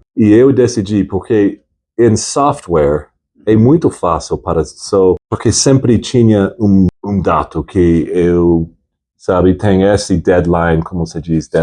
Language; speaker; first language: Portuguese; non-native, fluent; English